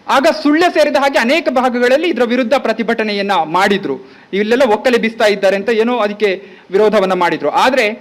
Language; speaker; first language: Kannada; native; Kannada